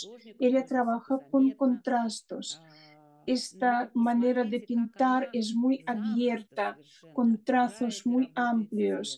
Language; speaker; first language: Spanish; non-native, fluent; Russian